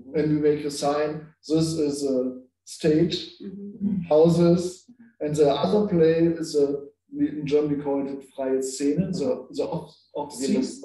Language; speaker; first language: English; non-native, learner; German